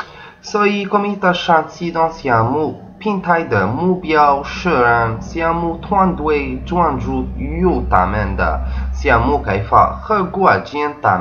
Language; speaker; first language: Chinese; non-native, learner; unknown